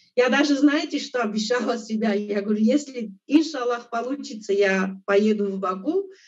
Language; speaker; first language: Russian; non-native, local second language; Armenian